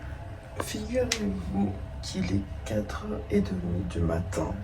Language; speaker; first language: French; native; French